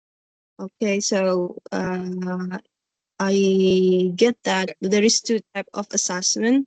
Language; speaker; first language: English; non-native, learner; Indonesian